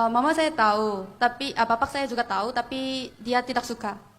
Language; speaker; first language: Indonesian; non-native, fluent; Korean